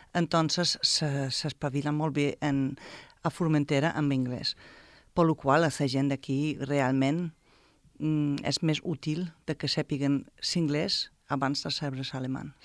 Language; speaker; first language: Catalan; non-native, fluent; German